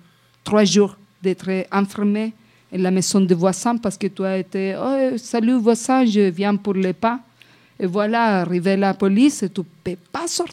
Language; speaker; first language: French; non-native, fluent; Spanish